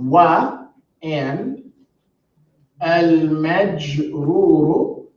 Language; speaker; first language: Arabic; non-native, fluent; English